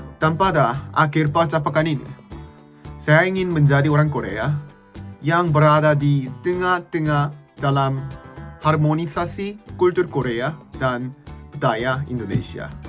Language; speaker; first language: Indonesian; non-native, learner; Korean